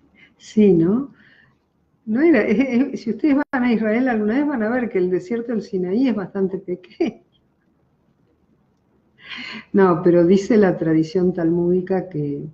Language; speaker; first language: Spanish; native; Spanish